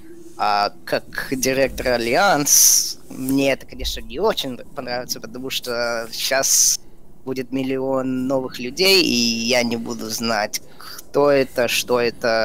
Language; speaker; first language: Russian; early bilingual, heritage; Russian